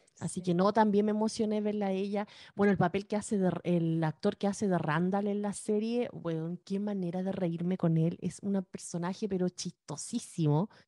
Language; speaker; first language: Spanish; native; Spanish